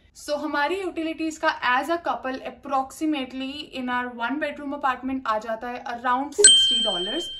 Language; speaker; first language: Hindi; non-native, local second language; Punjabi